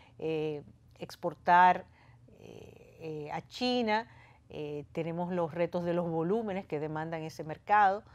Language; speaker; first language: Spanish; native; Spanish